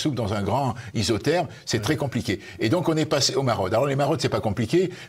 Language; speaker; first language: French; native; French